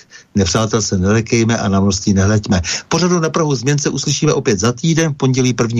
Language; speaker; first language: Czech; native; Czech